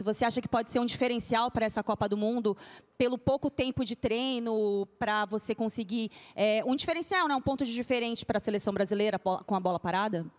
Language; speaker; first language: Portuguese; native; Portuguese